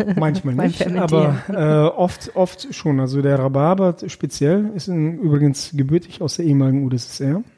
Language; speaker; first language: German; early bilingual, other home language; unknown